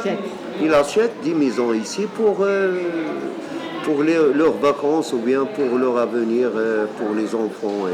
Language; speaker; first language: French; non-native, local second language; Arabic